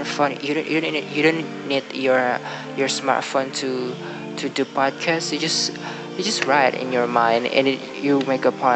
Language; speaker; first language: English; non-native, learner; Indonesian